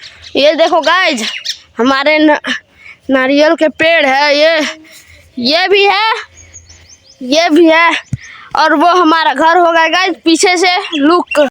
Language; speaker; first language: Hindi; non-native, local second language; Maithili